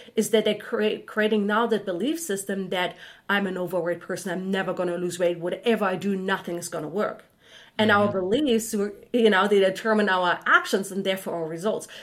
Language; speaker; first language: English; non-native, fluent; German